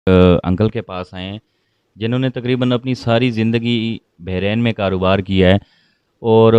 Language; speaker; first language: Urdu; native; Urdu